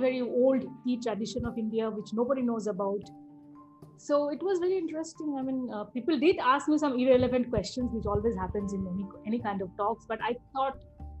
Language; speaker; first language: English; non-native, local second language; Bangla